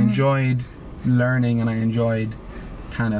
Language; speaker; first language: English; native; English